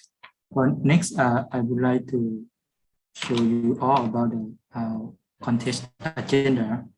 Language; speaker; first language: English; non-native, fluent; Lao